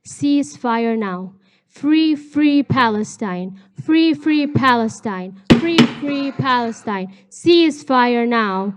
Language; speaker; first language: English; early bilingual, other home language; Arabic